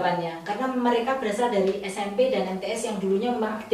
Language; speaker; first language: Indonesian; native; Indonesian